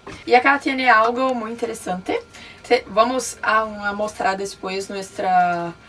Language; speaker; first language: Spanish; non-native, learner; Portuguese